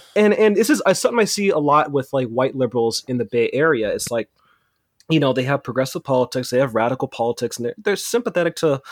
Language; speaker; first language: English; native; English